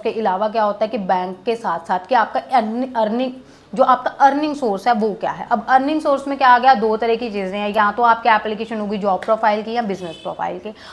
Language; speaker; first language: Hindi; non-native, local second language; Punjabi